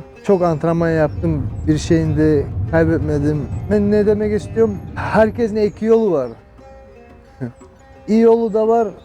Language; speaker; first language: Turkish; non-native, learner; Kumyk